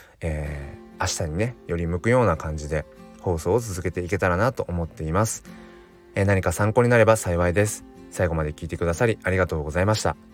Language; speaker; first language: Japanese; native; Japanese